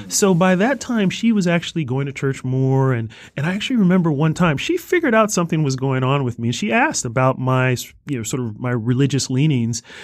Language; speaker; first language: English; native; English